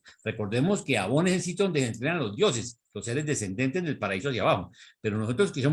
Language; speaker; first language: Spanish; native; Spanish